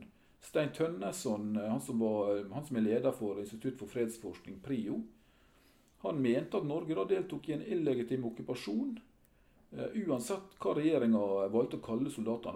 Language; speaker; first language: Norwegian; native; Norwegian